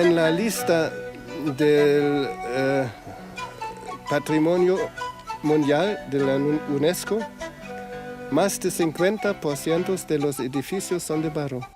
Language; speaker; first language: Spanish; non-native, fluent; German